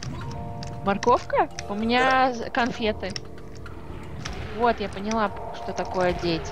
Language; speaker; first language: Russian; native; Russian